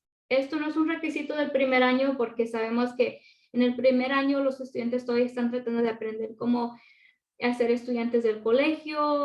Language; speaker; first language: Spanish; early bilingual, other home language; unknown